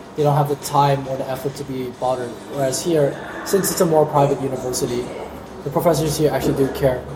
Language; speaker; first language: English; native; English